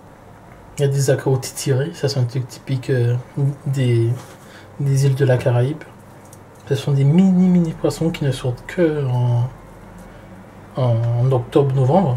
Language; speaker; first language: French; native; French